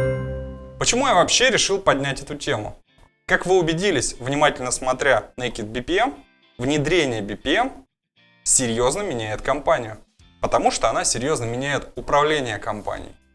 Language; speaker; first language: Russian; native; Russian